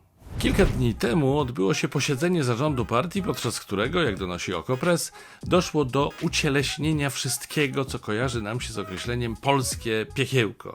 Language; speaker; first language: Polish; native; Polish